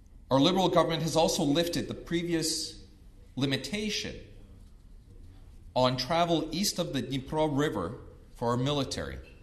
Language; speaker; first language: English; early bilingual, other home language; Ukrainian